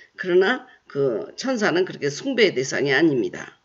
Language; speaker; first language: Korean; native; Korean